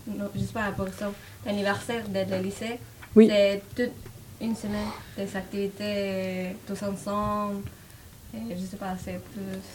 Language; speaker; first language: French; non-native, learner; Spanish